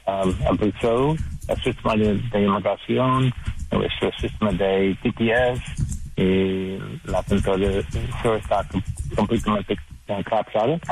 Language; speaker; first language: Spanish; non-native, learner; English